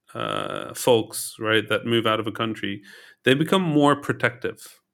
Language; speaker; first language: English; early bilingual, heritage; Dutch